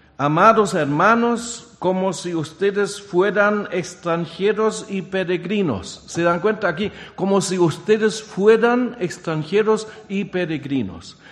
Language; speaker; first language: Spanish; non-native, fluent; German